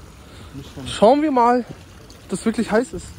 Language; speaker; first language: German; native; German